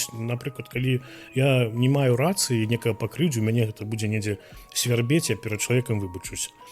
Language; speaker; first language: Belarusian; non-native, local second language; Russian